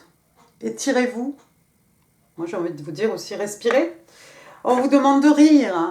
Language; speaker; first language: French; native; French